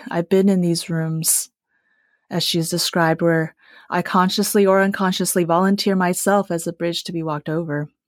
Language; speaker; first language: English; early bilingual, other home language; Chinese